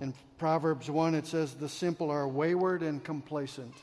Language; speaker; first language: English; native; English